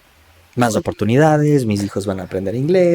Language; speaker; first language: Spanish; native; Spanish